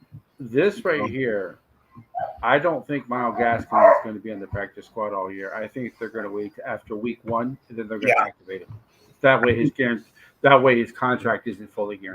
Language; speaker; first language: English; native; English